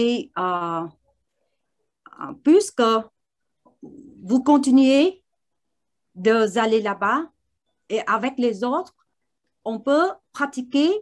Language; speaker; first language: French; non-native, learner; Vietnamese